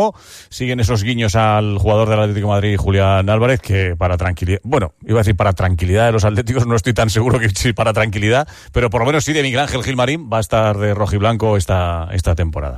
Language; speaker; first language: Spanish; native; Spanish